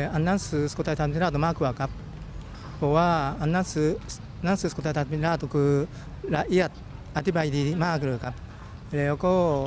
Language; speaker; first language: Thai; non-native, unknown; Japanese